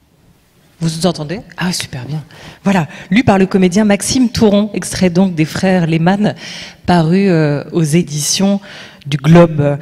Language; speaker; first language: French; native; French